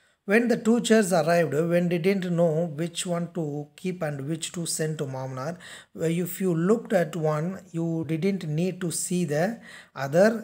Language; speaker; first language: English; non-native, local second language; Tamil